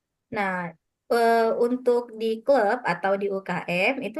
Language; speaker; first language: Indonesian; non-native, fluent; Japanese